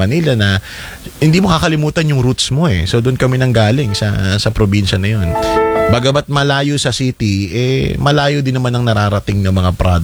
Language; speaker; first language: Filipino; native; Filipino